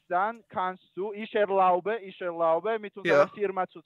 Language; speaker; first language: German; non-native, learner; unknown